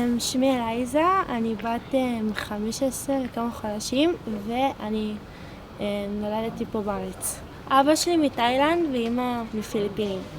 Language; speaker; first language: Hebrew; early bilingual, other home language; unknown